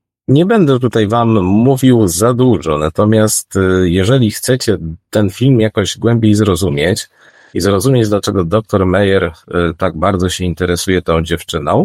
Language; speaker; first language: Polish; native; Polish